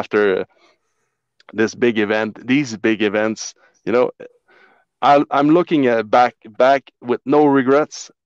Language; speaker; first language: English; native; English